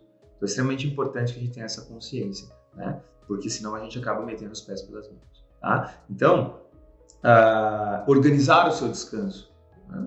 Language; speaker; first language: Portuguese; native; Portuguese